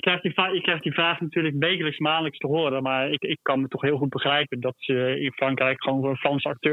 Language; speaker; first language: Dutch; native; Dutch